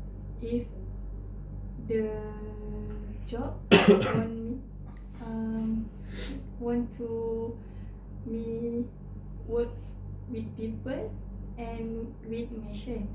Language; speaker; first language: English; non-native, learner; Malay